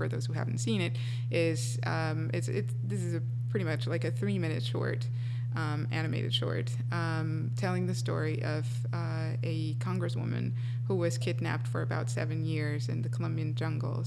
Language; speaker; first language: English; non-native, fluent; Spanish